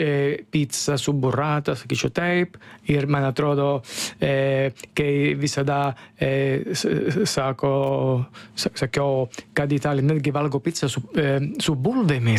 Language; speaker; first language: Lithuanian; non-native, learner; Italian